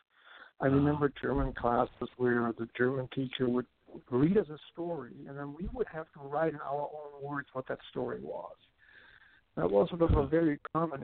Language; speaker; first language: English; non-native, fluent; German